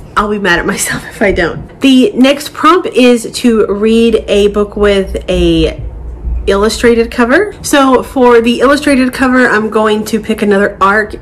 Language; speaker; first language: English; native; English